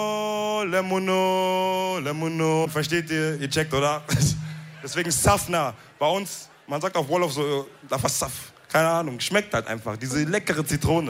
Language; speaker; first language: German; early bilingual, other home language; Wolof